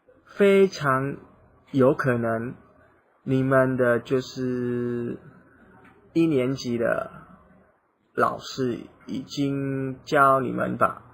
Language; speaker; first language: Chinese; non-native, fluent; Indonesian